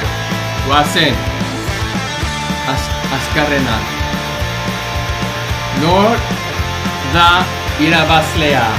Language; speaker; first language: Basque; non-native, learner; English